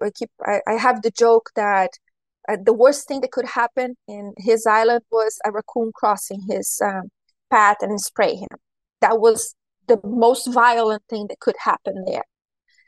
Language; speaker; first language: English; non-native, fluent; Portuguese